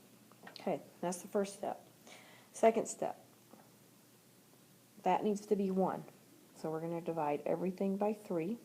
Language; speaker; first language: English; native; English